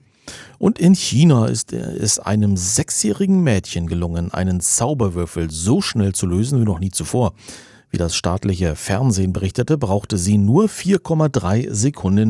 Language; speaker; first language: German; native; German